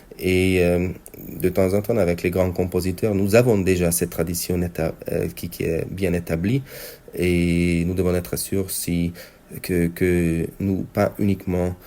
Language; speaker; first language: French; non-native, fluent; Hungarian